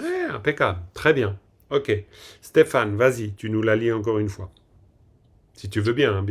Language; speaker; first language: French; native; French